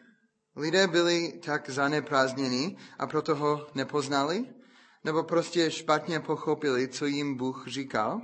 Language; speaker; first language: Czech; non-native, fluent; English